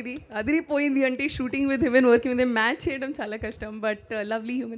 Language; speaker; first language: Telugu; non-native, local second language; Hindi